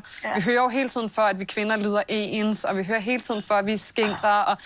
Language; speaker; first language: Danish; native; Danish